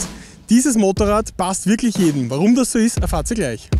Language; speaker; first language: German; native; German